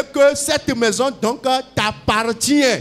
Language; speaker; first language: French; non-native, local second language; Ewe